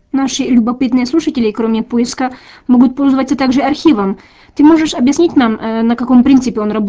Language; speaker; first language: Russian; native; Russian